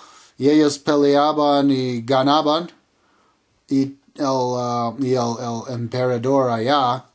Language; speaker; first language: Spanish; non-native, learner; English